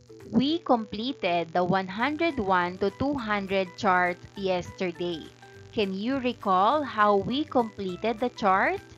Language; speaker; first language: English; non-native, local second language; Filipino